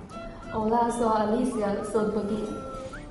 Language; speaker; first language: Portuguese; non-native, fluent; Chinese